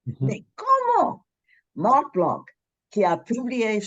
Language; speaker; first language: French; non-native, fluent; English